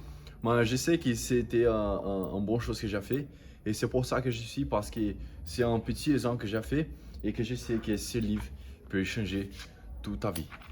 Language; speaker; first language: French; non-native, learner; Portuguese